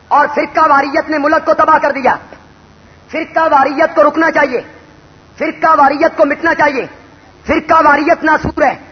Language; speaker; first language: Urdu; non-native, local second language; Punjabi